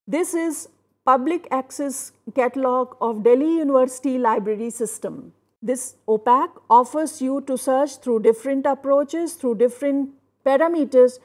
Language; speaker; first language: English; non-native, local second language; Hindi